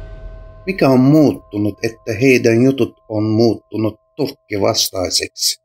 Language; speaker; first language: Finnish; non-native, fluent; Turkish